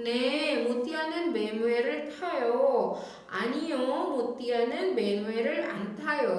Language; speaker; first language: Korean; non-native, fluent; Indonesian